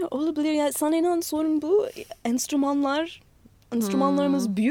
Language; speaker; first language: Turkish; non-native, fluent; English